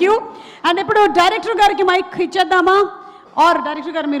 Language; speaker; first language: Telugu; native; Telugu